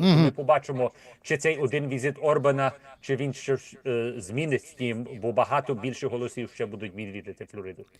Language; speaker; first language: Ukrainian; early bilingual, heritage; Ukrainian